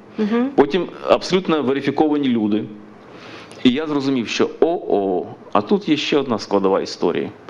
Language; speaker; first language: Ukrainian; native; Ukrainian